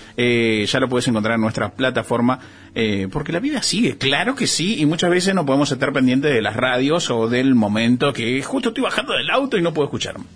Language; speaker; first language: Spanish; native; Spanish